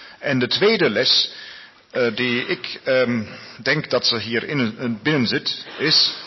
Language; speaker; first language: Dutch; non-native, learner; Spanish